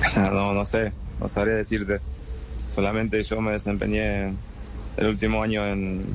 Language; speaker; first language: Spanish; native; Spanish